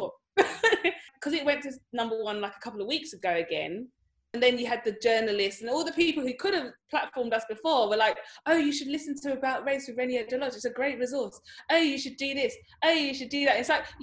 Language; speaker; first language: English; native; English